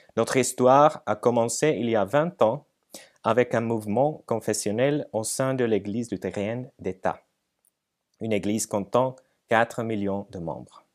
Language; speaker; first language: French; non-native, fluent; Finnish